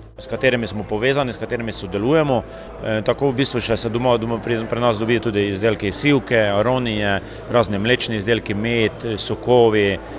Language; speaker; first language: Slovenian; native; Slovenian